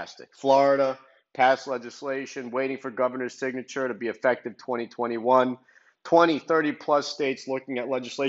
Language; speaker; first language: English; native; English